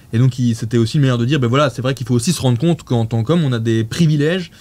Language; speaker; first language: French; native; French